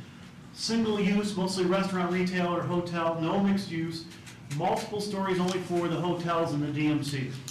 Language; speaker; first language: English; native; English